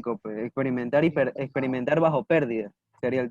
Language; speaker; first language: Spanish; native; Spanish